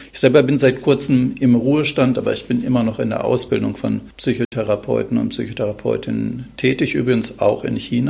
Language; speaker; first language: German; native; German